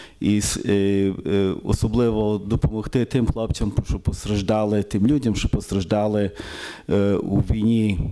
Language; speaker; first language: Ukrainian; early bilingual, heritage; Ukrainian